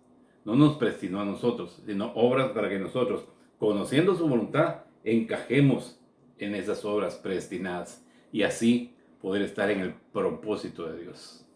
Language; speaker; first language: Spanish; native; Spanish